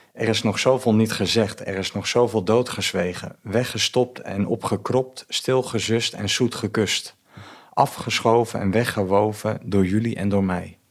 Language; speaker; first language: Dutch; native; Dutch